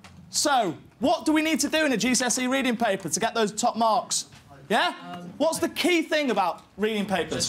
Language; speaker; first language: English; native; English